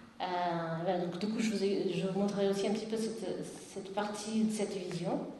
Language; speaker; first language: French; non-native, fluent; Portuguese